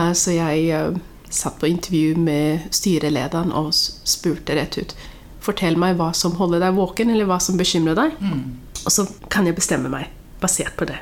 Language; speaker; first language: Norwegian; early bilingual, other home language; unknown